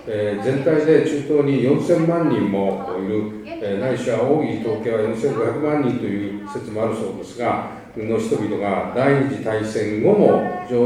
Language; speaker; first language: Japanese; native; Japanese